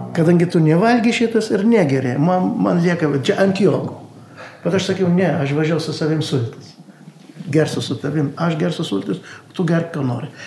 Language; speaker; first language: Lithuanian; non-native, learner; Arabic